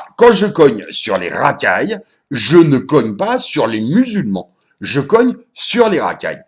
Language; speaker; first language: French; native; French